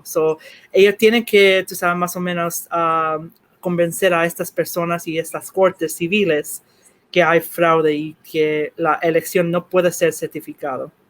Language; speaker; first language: Spanish; early bilingual, heritage; Spanish